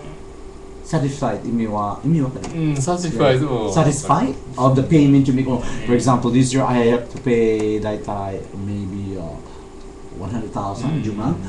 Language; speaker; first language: English; non-native, fluent; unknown